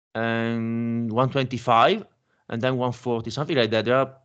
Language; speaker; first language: English; non-native, fluent; Italian